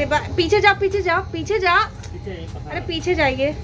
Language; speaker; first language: Hindi; native; Hindi